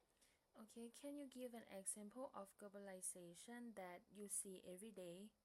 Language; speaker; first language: English; non-native, learner; Thai